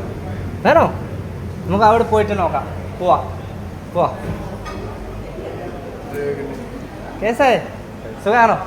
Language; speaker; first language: Malayalam; non-native, learner; Bangla